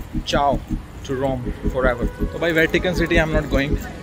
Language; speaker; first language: English; non-native, local second language; Hindi